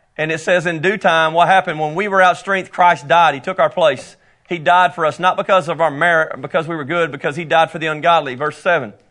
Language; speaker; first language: English; native; English